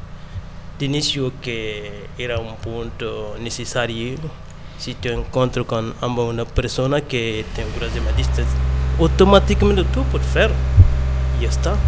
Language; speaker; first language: Spanish; non-native, learner; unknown